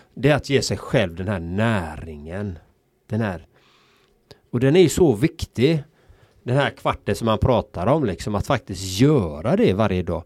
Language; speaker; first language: Swedish; native; Swedish